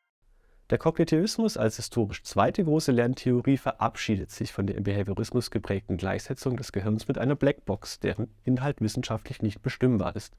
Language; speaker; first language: German; native; German